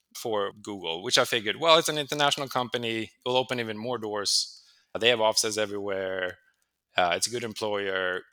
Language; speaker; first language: English; non-native, fluent; Swedish